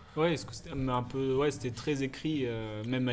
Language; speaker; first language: French; native; French